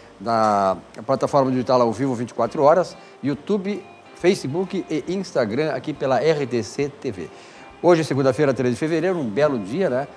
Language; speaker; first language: Portuguese; native; Portuguese